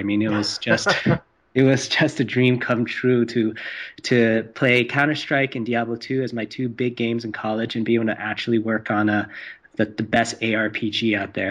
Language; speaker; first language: English; non-native, local second language; Cantonese